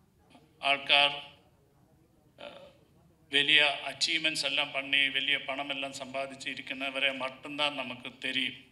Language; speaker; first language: Tamil; non-native, learner; Malayalam